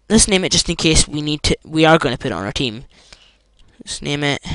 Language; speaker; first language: English; native; English